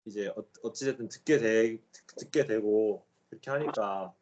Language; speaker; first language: Korean; native; Korean